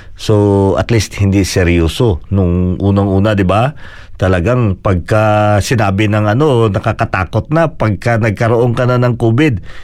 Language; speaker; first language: Filipino; non-native, local second language; Cebuano